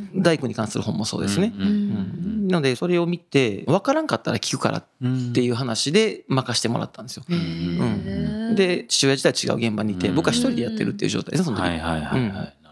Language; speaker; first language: Japanese; native; Japanese